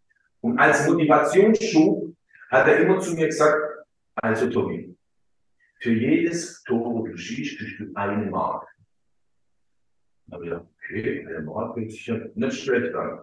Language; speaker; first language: German; early bilingual, other home language; Croatian